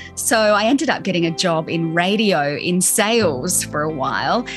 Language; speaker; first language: English; native; English